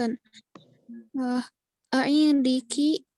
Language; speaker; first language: Arabic; non-native, learner; Indonesian